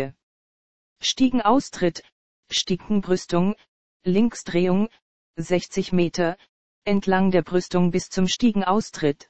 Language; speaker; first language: German; native; German